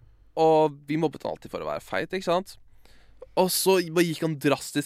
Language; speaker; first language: Norwegian; native; Norwegian